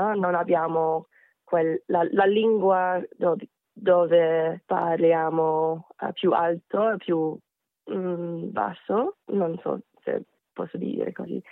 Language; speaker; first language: Italian; non-native, fluent; Korean